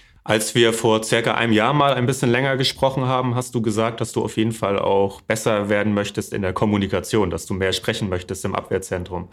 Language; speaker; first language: German; native; German